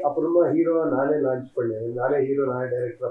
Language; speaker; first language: Tamil; non-native, learner; Kannada